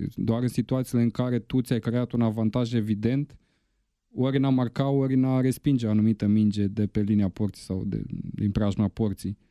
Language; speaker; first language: Romanian; native; Romanian